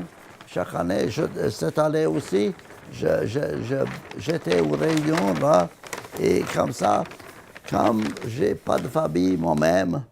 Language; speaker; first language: French; non-native, learner; Latvian